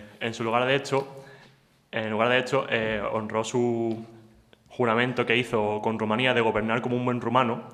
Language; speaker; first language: Spanish; native; Spanish